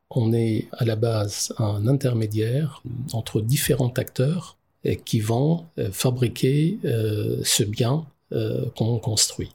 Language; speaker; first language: French; non-native, local second language; Arabic